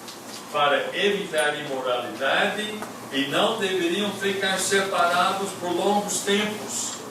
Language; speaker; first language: Portuguese; non-native, fluent; English